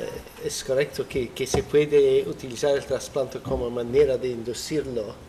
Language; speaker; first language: Spanish; non-native, fluent; Dutch